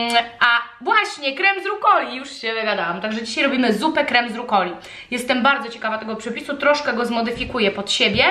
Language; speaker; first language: Polish; native; Polish